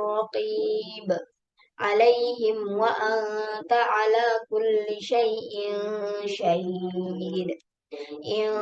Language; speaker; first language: Arabic; non-native, learner; Indonesian